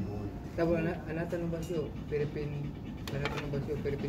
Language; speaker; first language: Japanese; non-native, learner; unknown